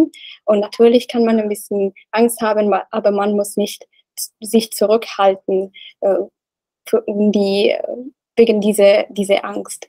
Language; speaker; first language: German; non-native, learner; Italian